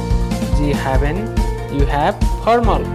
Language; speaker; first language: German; non-native, learner; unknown